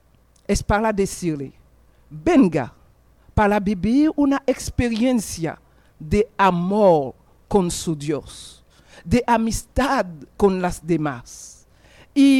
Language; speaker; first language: Spanish; non-native, fluent; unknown